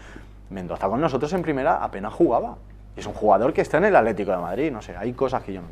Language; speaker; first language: Spanish; native; Spanish